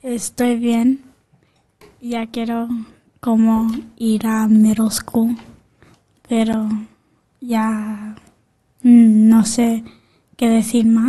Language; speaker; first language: Spanish; early bilingual, heritage; Spanish